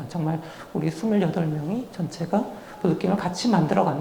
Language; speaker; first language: Korean; native; Korean